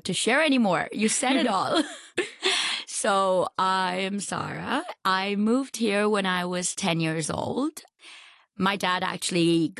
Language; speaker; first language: English; non-native, local second language; Urdu